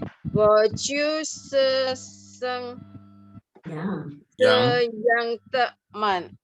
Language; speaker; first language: Chinese; non-native, learner; Indonesian